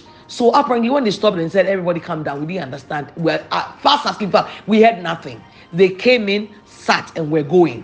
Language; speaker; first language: English; non-native, local second language; Akan